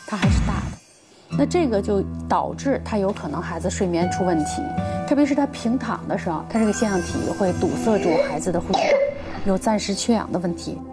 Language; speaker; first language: Chinese; native; Chinese